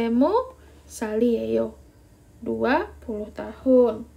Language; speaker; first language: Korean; non-native, learner; Indonesian